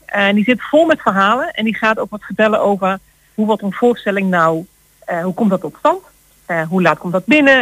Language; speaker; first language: Dutch; native; Dutch